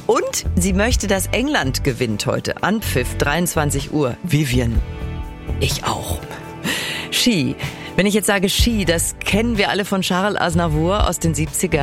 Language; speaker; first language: German; native; German